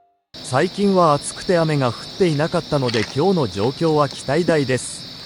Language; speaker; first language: Japanese; native; Japanese